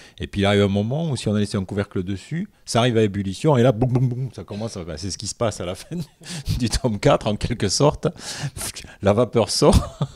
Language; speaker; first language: French; native; French